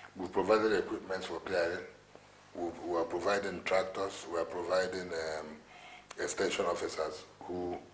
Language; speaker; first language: English; non-native, local second language; Igbo